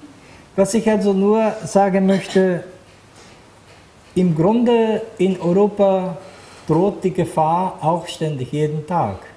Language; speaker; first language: German; non-native, fluent; Japanese